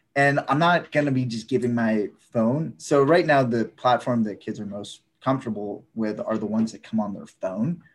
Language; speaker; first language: English; native; English